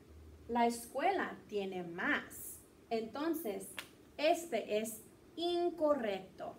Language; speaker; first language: Spanish; early bilingual, heritage; Spanish